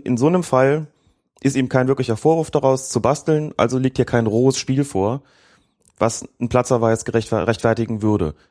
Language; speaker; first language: German; native; German